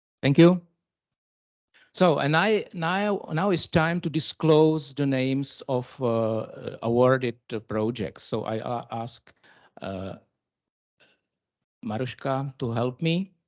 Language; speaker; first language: English; non-native, fluent; Czech